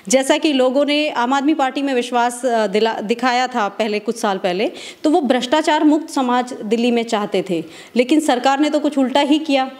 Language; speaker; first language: Hindi; native; Hindi